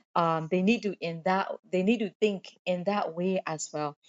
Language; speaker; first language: English; non-native, fluent; Burmese